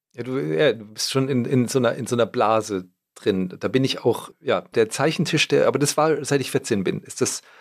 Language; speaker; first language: German; native; German